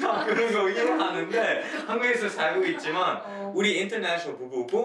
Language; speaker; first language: Korean; non-native, fluent; English